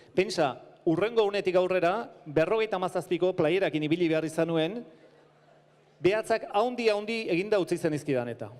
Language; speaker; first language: Basque; native; Basque